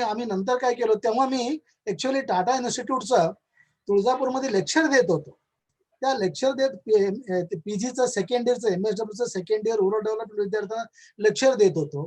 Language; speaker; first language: Marathi; non-native, local second language; Kannada